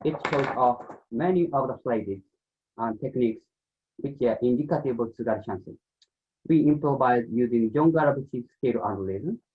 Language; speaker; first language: English; non-native, learner; Japanese